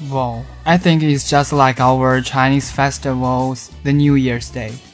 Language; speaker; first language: English; non-native, learner; Chinese